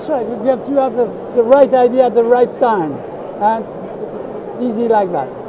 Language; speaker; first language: English; non-native, fluent; French